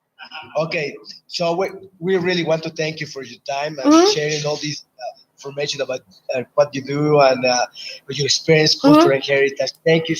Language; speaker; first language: English; non-native, fluent; Spanish